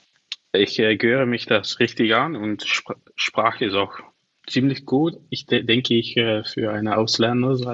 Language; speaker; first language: German; non-native, learner; Dutch